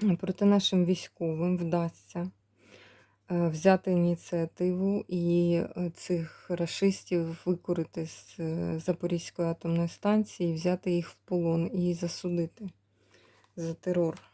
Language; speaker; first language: Ukrainian; native; Ukrainian